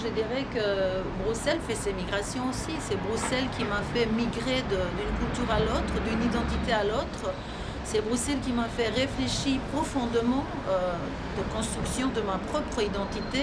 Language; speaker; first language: French; non-native, fluent; Serbian